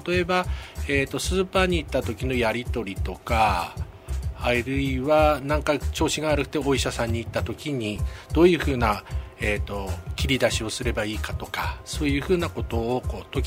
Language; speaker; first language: Japanese; native; Japanese